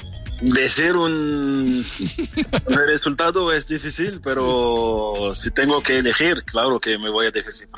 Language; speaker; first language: Spanish; non-native, fluent; French